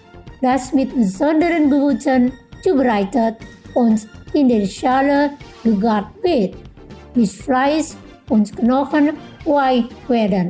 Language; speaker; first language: German; non-native, fluent; Indonesian